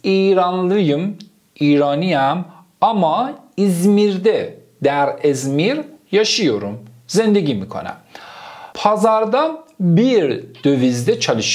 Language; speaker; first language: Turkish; non-native, fluent; Persian